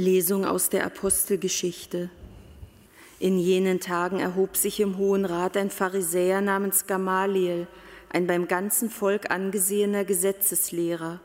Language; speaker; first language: German; native; German